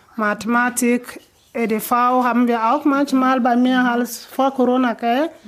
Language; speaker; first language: German; non-native, fluent; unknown